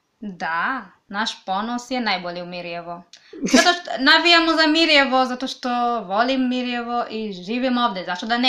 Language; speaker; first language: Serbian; non-native, learner; English